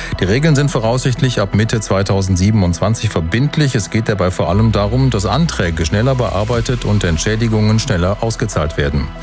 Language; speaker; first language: German; native; German